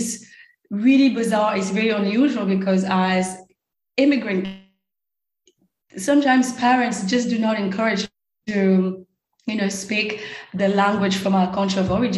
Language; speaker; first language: English; non-native, fluent; French